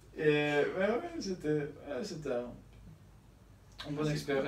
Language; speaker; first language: French; non-native, learner; Spanish